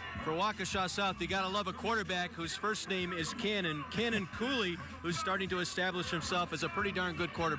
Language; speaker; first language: English; native; English